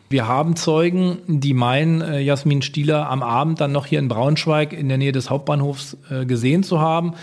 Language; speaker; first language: German; native; German